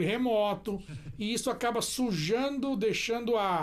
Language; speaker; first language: Portuguese; native; Portuguese